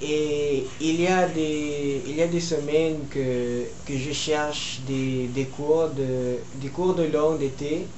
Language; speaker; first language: French; non-native, learner; Filipino